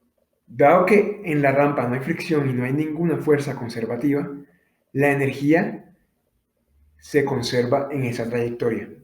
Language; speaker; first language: Spanish; native; Spanish